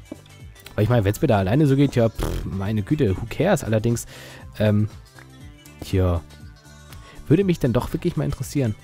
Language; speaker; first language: German; native; German